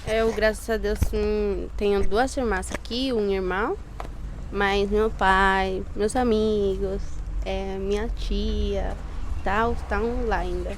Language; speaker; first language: Portuguese; non-native, fluent; Spanish